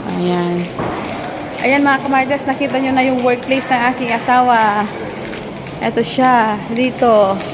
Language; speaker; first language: Filipino; native; Filipino